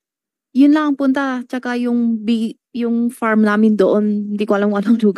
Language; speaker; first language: Filipino; non-native, learner; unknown